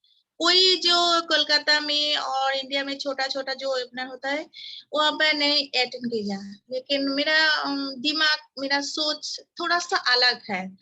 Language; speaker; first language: Hindi; non-native, local second language; Bangla